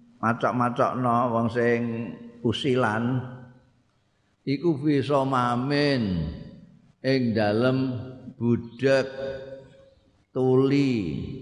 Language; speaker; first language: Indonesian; non-native, local second language; Javanese